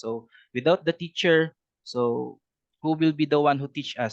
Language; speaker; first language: English; non-native, learner; Cebuano